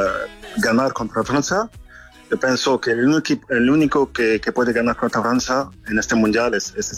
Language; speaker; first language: Spanish; non-native, fluent; French